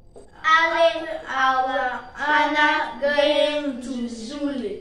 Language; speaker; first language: German; non-native, learner; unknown